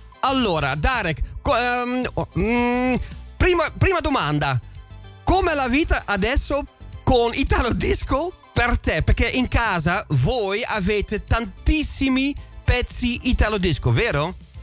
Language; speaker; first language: Italian; non-native, fluent; Dutch